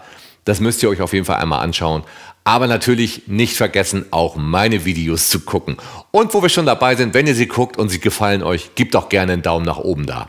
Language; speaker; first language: German; native; German